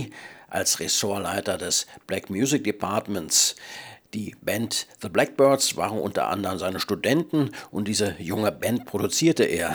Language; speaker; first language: German; native; German